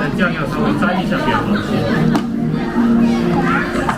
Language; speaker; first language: Chinese; non-native, learner; Thai